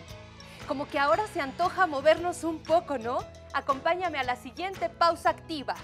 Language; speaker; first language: Spanish; native; Spanish